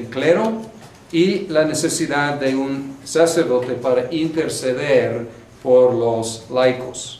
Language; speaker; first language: Spanish; non-native, fluent; English